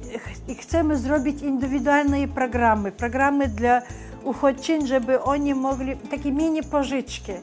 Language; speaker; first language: Polish; non-native, learner; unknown